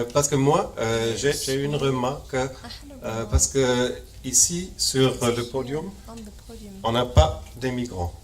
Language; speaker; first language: French; non-native, fluent; German